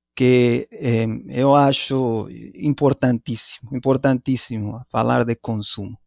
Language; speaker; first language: Portuguese; non-native, fluent; Spanish